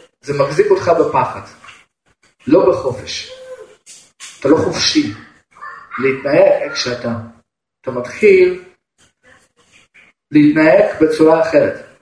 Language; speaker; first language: Hebrew; non-native, fluent; Russian